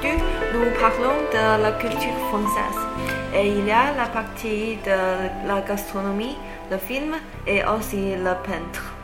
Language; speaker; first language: French; non-native, learner; Chinese